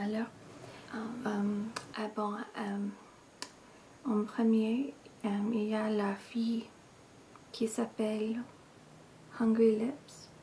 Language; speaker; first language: French; non-native, learner; English